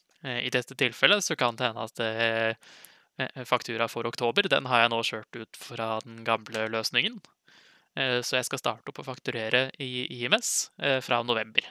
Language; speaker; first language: Norwegian; native; Norwegian